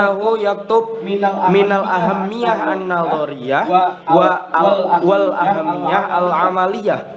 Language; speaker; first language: Arabic; non-native, fluent; Indonesian